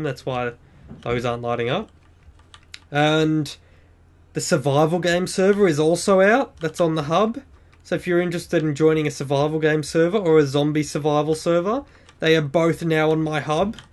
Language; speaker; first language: English; native; English